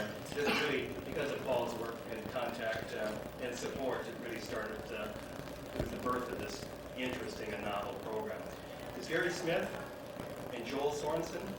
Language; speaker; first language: English; native; English